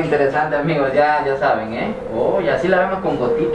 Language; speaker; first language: Spanish; native; Spanish